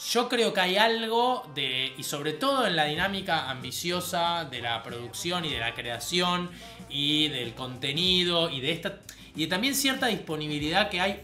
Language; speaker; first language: Spanish; native; Spanish